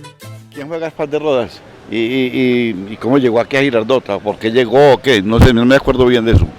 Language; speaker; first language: Spanish; native; Spanish